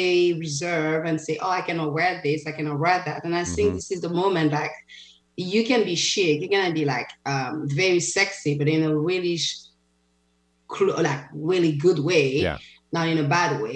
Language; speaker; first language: English; non-native, fluent; French